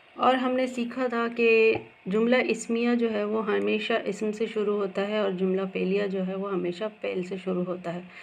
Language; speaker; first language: Hindi; native; Hindi